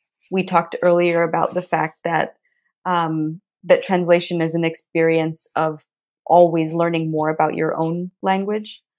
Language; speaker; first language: English; native; English